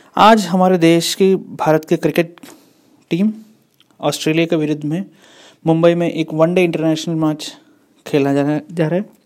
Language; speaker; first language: Hindi; non-native, local second language; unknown